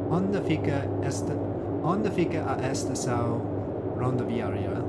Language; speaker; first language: Portuguese; non-native, learner; English